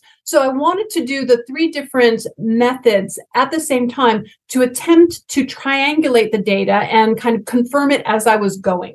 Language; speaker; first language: English; native; English